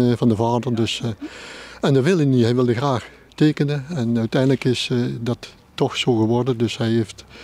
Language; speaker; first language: Dutch; native; Dutch